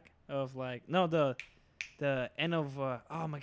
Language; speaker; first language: English; early bilingual, other home language; Spanish